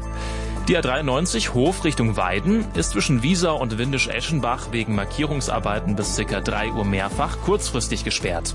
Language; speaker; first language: German; native; German